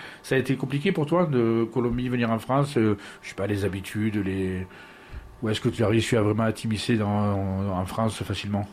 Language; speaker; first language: French; native; French